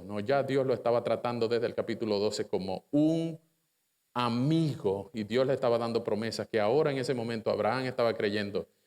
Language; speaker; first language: Spanish; native; Spanish